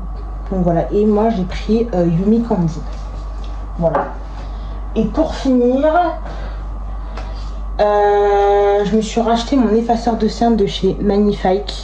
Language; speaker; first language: French; native; French